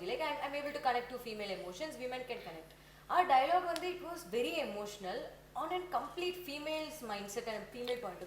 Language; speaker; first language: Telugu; non-native, learner; Tamil